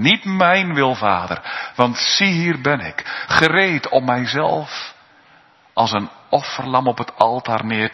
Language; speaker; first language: Dutch; native; Dutch